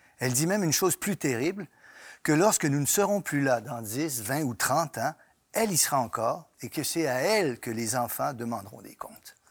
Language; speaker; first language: French; native; French